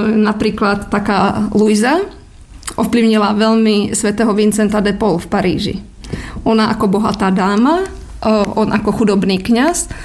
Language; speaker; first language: Slovak; native; Slovak